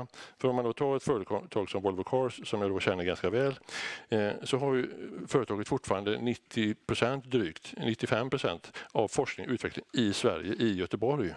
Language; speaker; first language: Swedish; native; Swedish